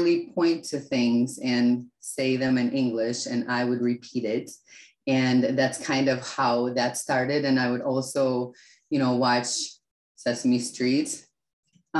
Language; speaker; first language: English; non-native, fluent; Russian